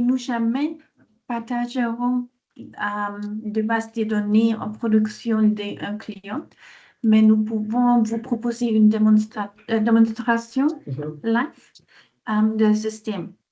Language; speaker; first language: French; non-native, fluent; Dutch